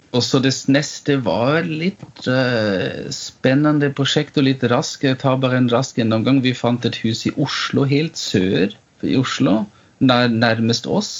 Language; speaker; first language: Norwegian; non-native, fluent; German